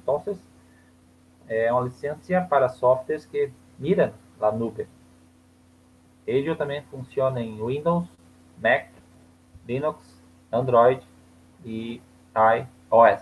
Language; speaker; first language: Spanish; non-native, learner; Portuguese